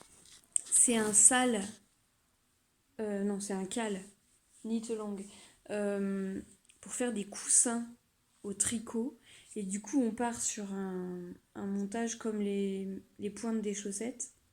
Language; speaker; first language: French; native; French